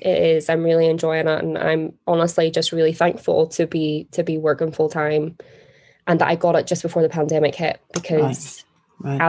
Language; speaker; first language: English; native; English